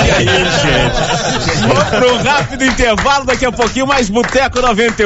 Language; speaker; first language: Portuguese; native; Portuguese